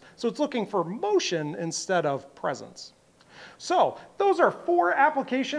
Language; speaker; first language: English; native; English